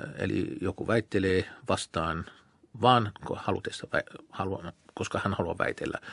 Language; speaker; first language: Finnish; non-native, fluent; Arabic